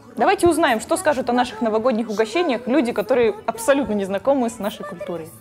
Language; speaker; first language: Russian; native; Russian